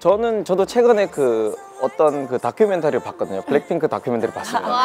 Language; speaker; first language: Korean; non-native, fluent; Indonesian